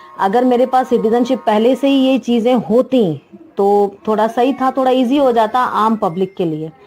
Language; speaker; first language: Urdu; non-native, local second language; Sindhi